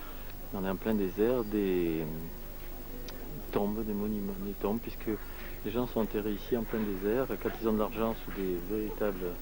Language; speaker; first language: French; native; French